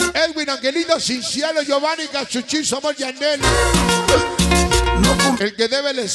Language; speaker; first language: Spanish; native; Spanish